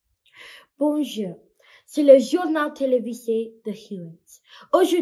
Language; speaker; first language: French; non-native, learner; English